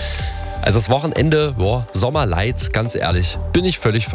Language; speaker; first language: German; native; German